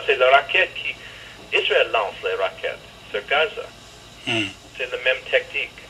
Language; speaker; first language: French; non-native, learner; English